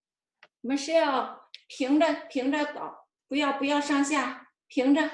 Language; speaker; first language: Chinese; native; Chinese